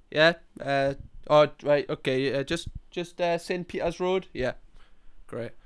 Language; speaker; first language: English; native; English